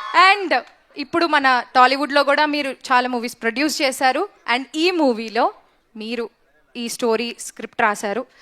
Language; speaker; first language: Telugu; native; Telugu